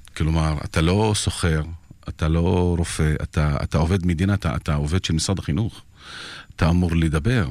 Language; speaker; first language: Hebrew; non-native, local second language; Arabic